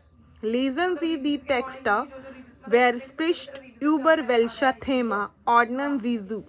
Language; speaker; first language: German; non-native, learner; Hindi